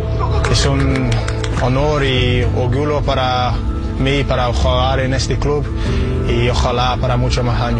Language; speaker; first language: Spanish; non-native, learner; English